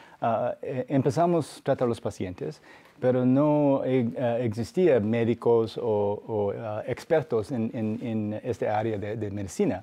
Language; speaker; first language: Spanish; non-native, fluent; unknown